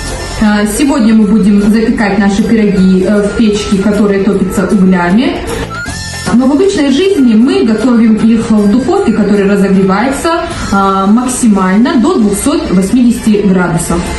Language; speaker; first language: Russian; native; Russian